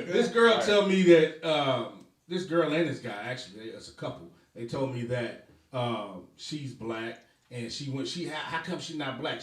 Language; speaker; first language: English; native; English